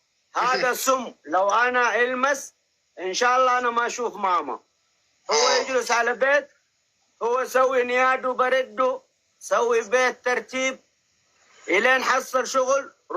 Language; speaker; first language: Arabic; non-native, learner; Oromo